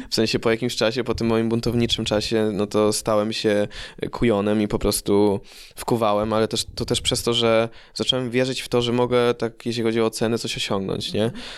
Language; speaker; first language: Polish; early bilingual, heritage; Polish